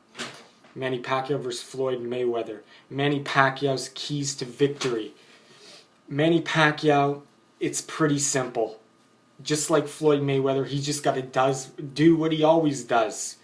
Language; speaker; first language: English; native; English